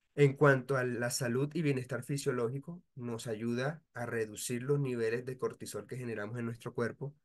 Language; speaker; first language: Spanish; native; Spanish